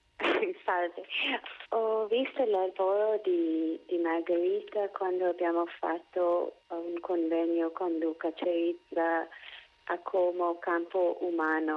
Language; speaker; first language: Italian; non-native, fluent; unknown